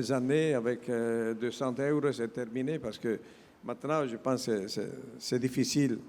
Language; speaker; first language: French; non-native, learner; Italian